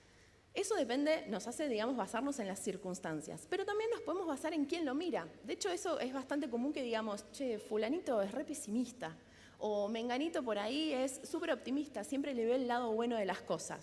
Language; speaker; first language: Spanish; native; Spanish